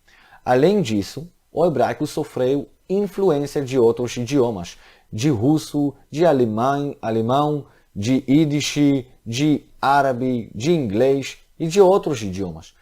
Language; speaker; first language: Portuguese; non-native, fluent; Hebrew